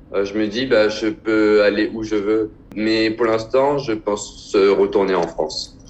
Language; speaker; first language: French; native; French